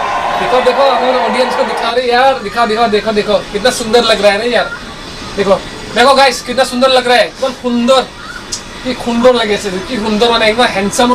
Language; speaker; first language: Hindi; non-native, local second language; Assamese